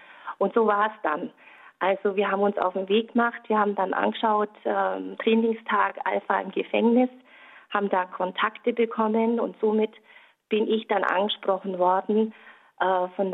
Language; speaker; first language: German; native; German